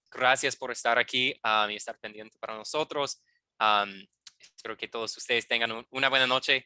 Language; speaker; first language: Spanish; non-native, fluent; English